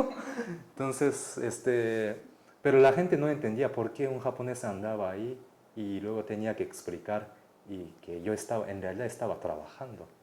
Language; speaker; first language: Spanish; non-native, fluent; Japanese